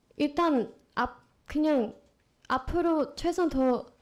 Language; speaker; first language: Korean; non-native, fluent; Vietnamese